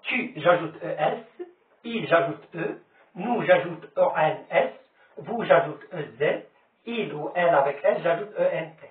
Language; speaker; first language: French; non-native, local second language; Arabic